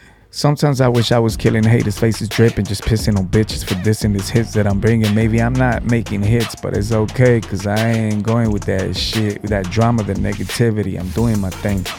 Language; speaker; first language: English; early bilingual, other home language; Spanish